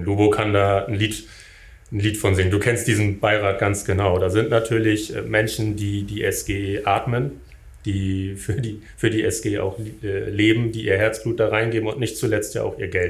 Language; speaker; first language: German; native; German